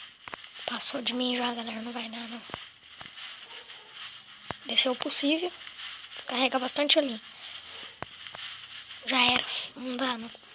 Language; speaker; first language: Portuguese; native; Portuguese